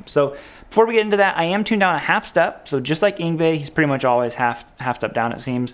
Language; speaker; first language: English; native; English